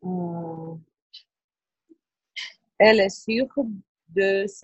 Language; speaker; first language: French; non-native, learner; Portuguese